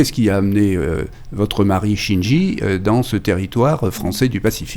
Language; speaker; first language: French; native; French